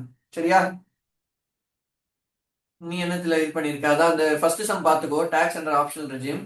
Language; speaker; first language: Tamil; native; Tamil